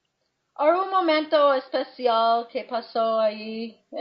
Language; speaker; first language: Spanish; non-native, fluent; English